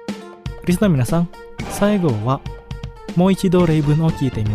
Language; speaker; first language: Japanese; non-native, fluent; Indonesian